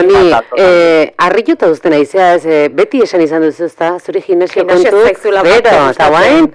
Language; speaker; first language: Basque; native; Basque